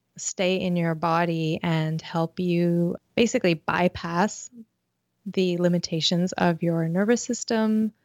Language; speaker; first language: English; native; English